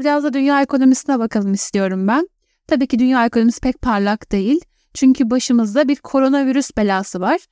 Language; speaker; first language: Turkish; native; Turkish